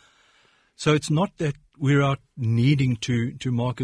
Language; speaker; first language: English; native; English